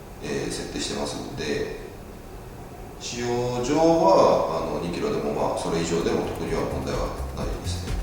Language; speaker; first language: Japanese; native; Japanese